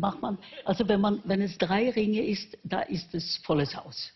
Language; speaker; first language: German; non-native, fluent; Norwegian